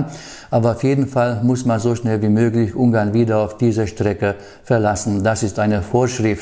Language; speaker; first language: German; native; German